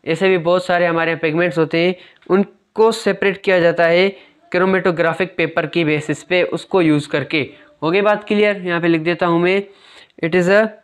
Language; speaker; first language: Urdu; native; Urdu